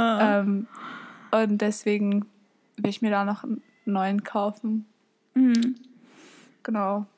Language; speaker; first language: German; native; German